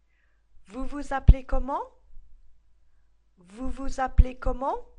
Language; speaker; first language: French; non-native, fluent; English